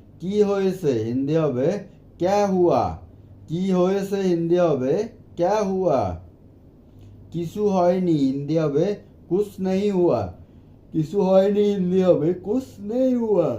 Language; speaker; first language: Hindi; non-native, learner; Bangla